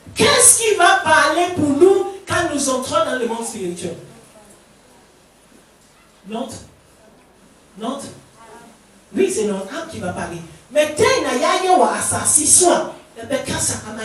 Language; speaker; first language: French; non-native, fluent; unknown